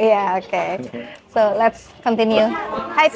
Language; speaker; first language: English; non-native, fluent; Indonesian